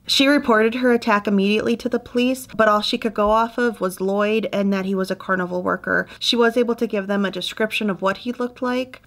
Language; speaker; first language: English; native; English